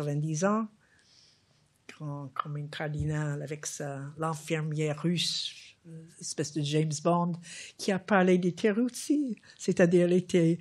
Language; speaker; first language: French; non-native, fluent; English